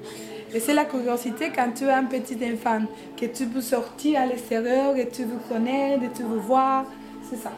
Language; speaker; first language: French; non-native, learner; Spanish